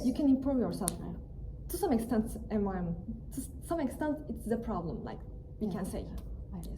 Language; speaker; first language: English; non-native, fluent; Turkish